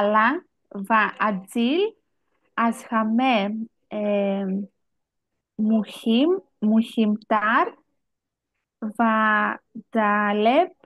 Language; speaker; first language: Persian; non-native, learner; Greek